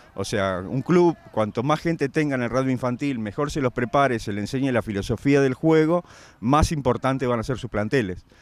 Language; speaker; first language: Spanish; native; Spanish